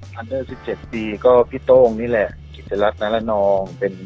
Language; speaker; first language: Thai; native; Thai